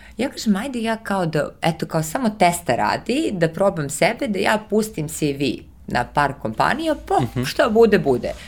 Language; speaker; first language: Serbian; early bilingual, heritage; Serbian